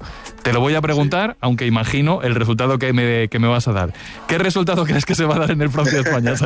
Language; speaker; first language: Spanish; native; Spanish